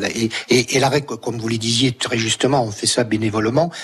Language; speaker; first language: French; native; French